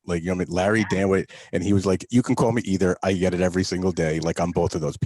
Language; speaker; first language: English; native; English